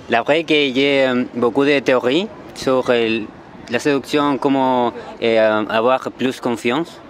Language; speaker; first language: French; non-native, learner; Spanish